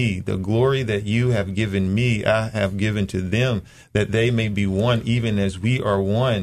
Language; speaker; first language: English; native; English